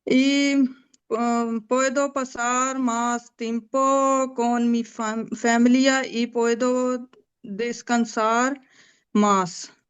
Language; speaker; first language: Spanish; non-native, learner; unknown